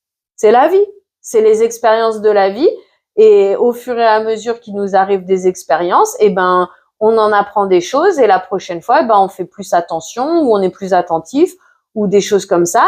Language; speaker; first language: French; native; French